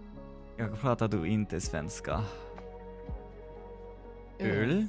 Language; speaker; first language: Swedish; non-native, learner; English